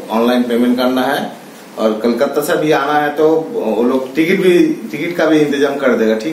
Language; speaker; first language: Hindi; non-native, local second language; Bangla